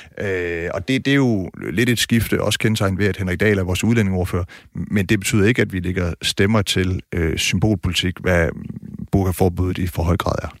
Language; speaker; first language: Danish; native; Danish